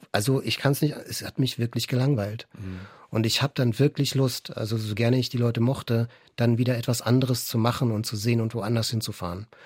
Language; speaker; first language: German; native; German